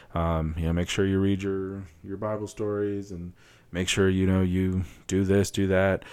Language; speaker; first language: English; early bilingual, other home language; Spanish